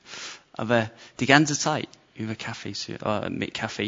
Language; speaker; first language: German; non-native, fluent; English